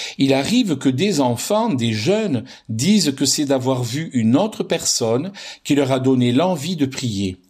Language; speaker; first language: French; native; French